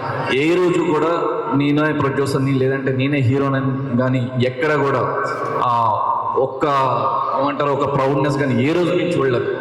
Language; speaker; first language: Telugu; native; Telugu